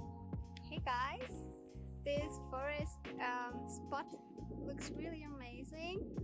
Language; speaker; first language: English; non-native, fluent; German